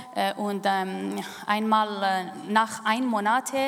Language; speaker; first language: German; non-native, fluent; Persian